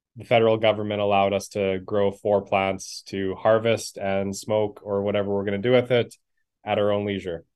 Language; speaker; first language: English; native; English